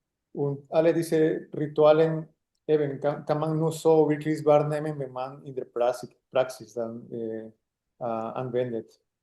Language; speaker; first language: German; non-native, fluent; Spanish